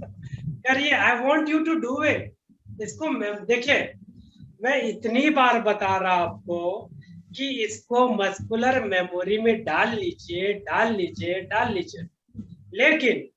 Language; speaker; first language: Hindi; native; Hindi